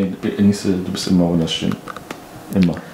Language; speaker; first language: German; native; German